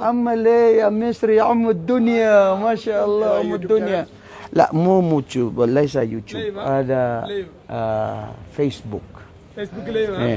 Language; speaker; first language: Arabic; non-native, learner; Maranao